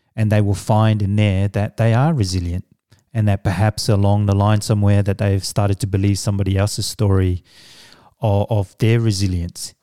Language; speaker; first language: English; early bilingual, other home language; Samoan